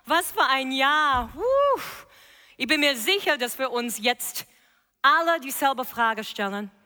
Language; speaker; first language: German; non-native, fluent; English